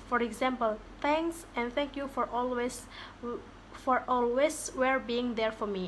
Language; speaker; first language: English; non-native, learner; Indonesian